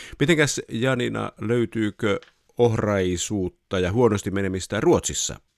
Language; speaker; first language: Finnish; native; Finnish